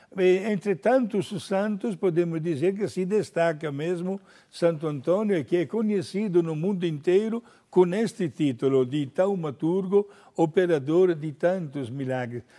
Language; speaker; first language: Portuguese; non-native, fluent; Italian